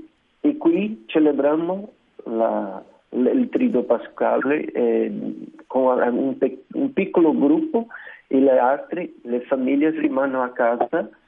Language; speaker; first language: Italian; non-native, learner; Portuguese